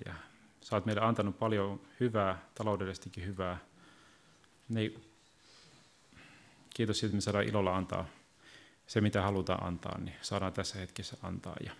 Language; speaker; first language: Finnish; native; Finnish